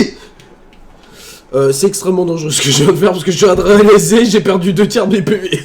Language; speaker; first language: French; native; French